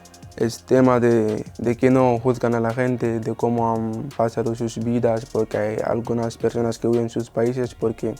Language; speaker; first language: Spanish; non-native, fluent; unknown